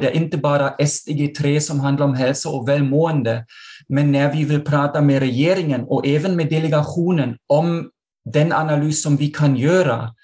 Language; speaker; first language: Swedish; non-native, fluent; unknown